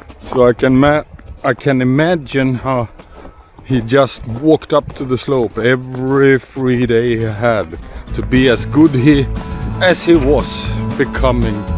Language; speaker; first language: English; non-native, fluent; Swedish